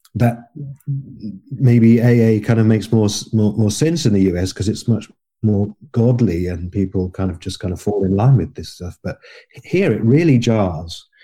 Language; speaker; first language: English; native; English